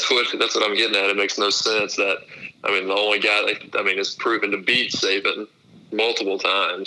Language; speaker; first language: English; native; English